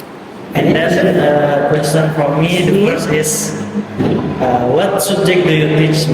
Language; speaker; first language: English; non-native, learner; Indonesian